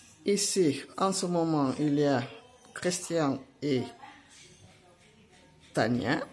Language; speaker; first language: French; non-native, fluent; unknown